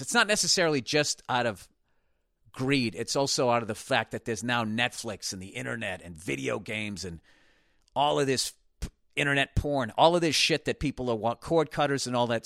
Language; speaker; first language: English; native; English